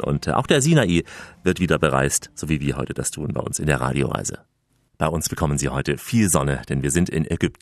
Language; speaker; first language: German; native; German